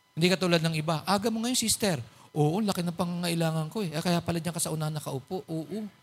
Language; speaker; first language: Filipino; native; Filipino